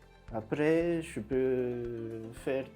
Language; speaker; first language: French; non-native, local second language; Malagasy